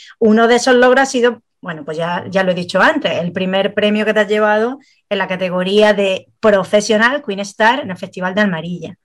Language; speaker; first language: Spanish; native; Spanish